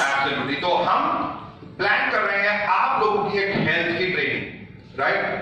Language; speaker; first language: Hindi; native; Hindi